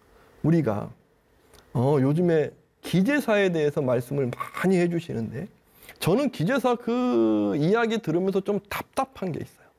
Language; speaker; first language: Korean; native; Korean